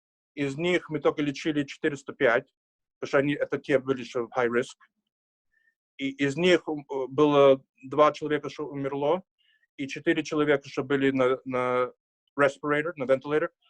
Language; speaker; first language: Russian; early bilingual, heritage; Russian